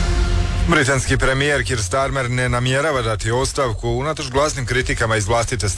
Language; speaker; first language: Serbian; native; Serbian